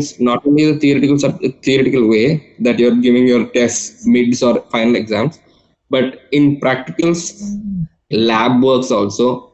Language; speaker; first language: English; non-native, local second language; Telugu